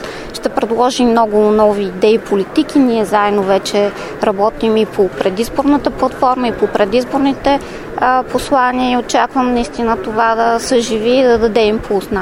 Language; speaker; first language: Bulgarian; native; Bulgarian